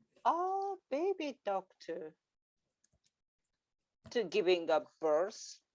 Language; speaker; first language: English; non-native, learner; Japanese